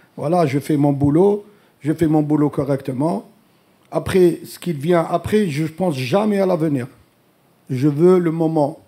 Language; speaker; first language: French; non-native, local second language; Arabic